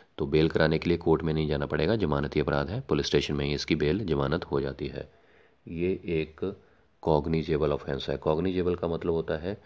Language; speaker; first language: Hindi; non-native, local second language; Punjabi